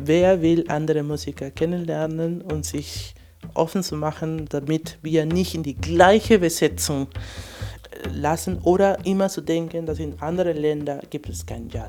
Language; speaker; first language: German; non-native, fluent; Spanish